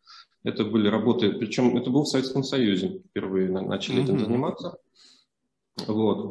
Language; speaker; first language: Russian; native; Russian